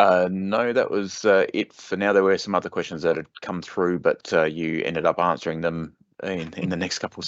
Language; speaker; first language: English; native; English